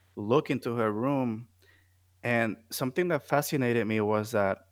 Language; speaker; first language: English; non-native, fluent; Spanish